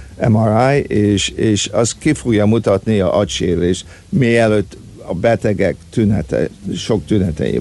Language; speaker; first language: Hungarian; early bilingual, heritage; Hungarian